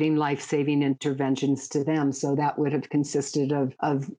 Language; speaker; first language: English; native; English